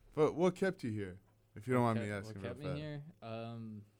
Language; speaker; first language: English; non-native, fluent; Arabic